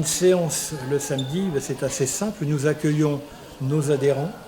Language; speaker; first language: French; native; French